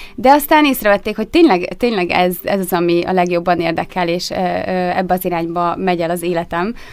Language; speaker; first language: Hungarian; native; Hungarian